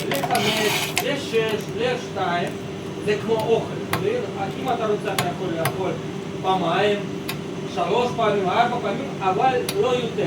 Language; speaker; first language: Hebrew; non-native, learner; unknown